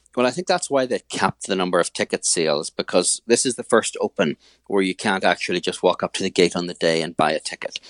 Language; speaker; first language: English; native; English